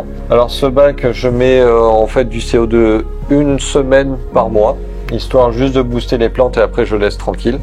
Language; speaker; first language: French; native; French